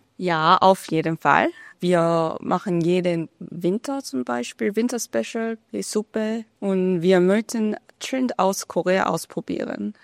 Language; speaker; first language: German; non-native, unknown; Korean